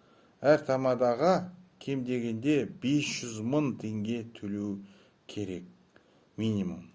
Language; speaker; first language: Kazakh; non-native, local second language; Russian